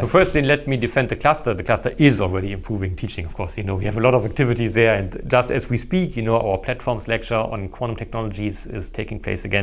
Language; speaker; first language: English; non-native, fluent; German